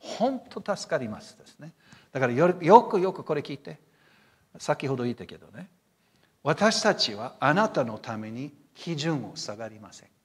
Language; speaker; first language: Japanese; non-native, fluent; English